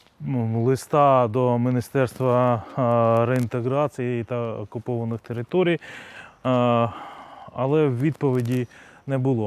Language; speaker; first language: Ukrainian; non-native, local second language; Russian